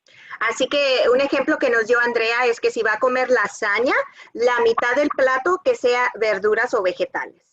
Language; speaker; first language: Spanish; early bilingual, other home language; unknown